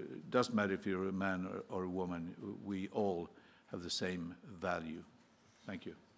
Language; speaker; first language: English; non-native, fluent; Swedish